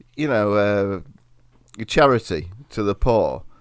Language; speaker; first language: English; native; English